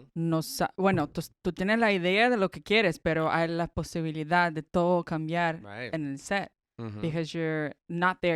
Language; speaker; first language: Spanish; non-native, fluent; Portuguese